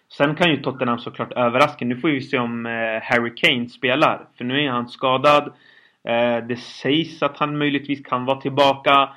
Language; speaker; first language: Swedish; early bilingual, other home language; Kurdish